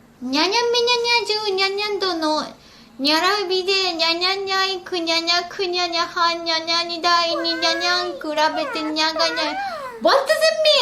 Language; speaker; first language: Japanese; native; Japanese